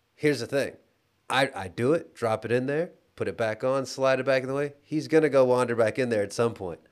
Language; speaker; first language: English; native; English